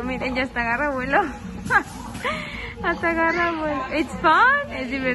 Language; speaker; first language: Spanish; native; Spanish